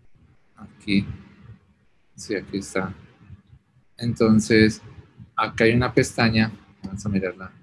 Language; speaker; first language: Spanish; native; Spanish